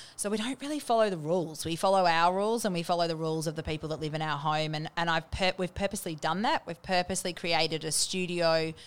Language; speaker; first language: English; native; English